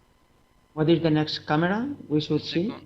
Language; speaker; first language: English; non-native, fluent; Spanish